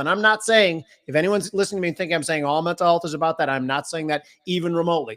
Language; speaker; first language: English; native; English